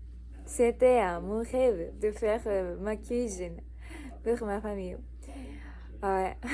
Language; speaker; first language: French; non-native, learner; Japanese